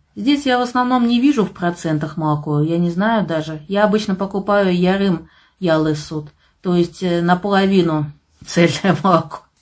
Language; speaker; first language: Russian; native; Russian